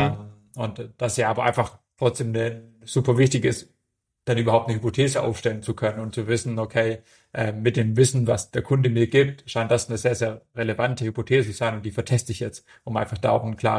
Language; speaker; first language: German; native; German